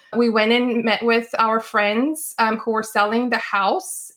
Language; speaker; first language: English; non-native, fluent; Bulgarian